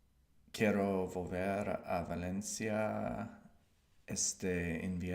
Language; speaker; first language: Spanish; non-native, learner; English